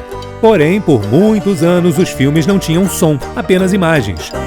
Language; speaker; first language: Portuguese; native; Portuguese